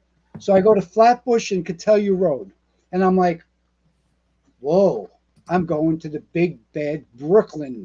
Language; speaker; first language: English; native; English